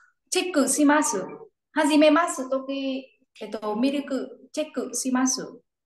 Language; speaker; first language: Japanese; non-native, learner; Vietnamese